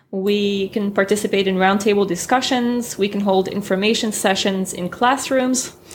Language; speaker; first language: English; early bilingual, other home language; French